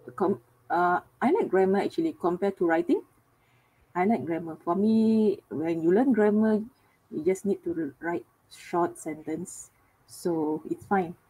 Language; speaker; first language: English; non-native, local second language; Cantonese